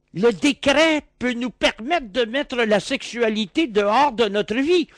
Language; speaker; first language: French; native; French